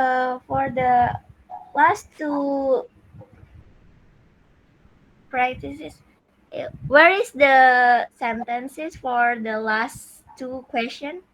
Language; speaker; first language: English; non-native, learner; Indonesian